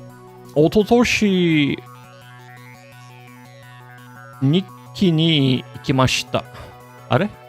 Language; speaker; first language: Japanese; non-native, learner; English